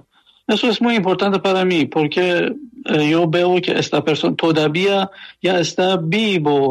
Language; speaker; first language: Spanish; non-native, learner; Persian